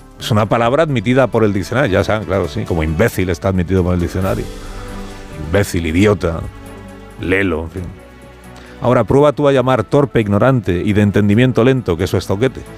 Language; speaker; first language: Spanish; native; Spanish